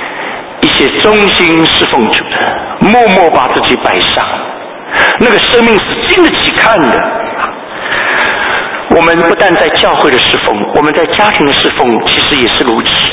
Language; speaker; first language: Chinese; native; Chinese